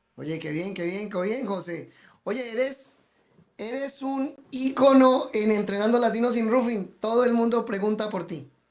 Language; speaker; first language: Spanish; native; Spanish